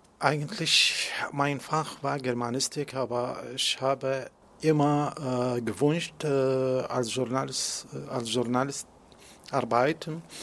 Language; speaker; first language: German; non-native, learner; Arabic